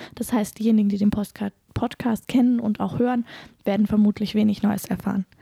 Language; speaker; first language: German; native; German